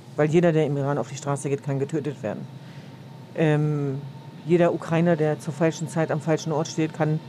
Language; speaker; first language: German; native; German